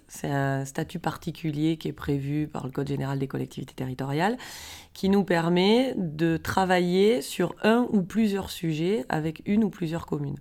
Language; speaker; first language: French; native; French